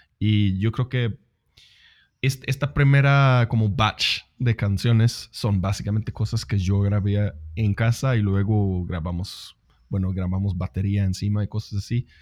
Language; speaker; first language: Spanish; non-native, fluent; Swedish